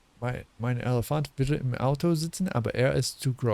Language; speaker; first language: German; non-native, learner; English